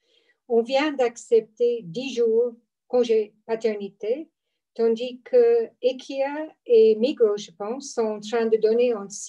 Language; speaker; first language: French; non-native, fluent; English